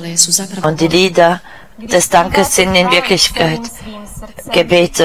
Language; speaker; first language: German; non-native, fluent; Czech